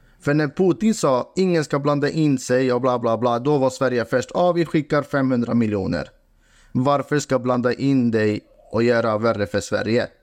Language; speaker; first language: Swedish; non-native, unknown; Bosnian